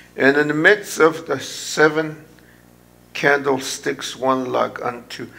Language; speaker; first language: English; non-native, local second language; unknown